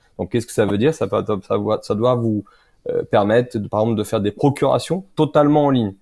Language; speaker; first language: French; native; French